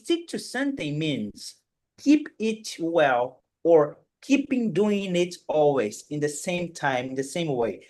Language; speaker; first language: English; non-native, fluent; Portuguese